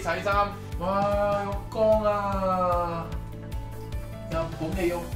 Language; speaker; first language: Cantonese; non-native, fluent; Japanese